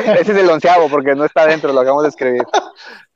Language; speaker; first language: Spanish; native; Spanish